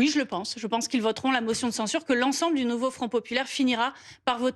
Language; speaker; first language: French; native; French